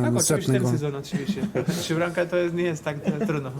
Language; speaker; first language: Polish; non-native, fluent; Portuguese